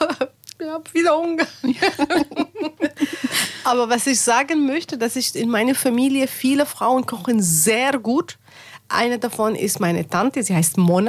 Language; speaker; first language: German; non-native, learner; Arabic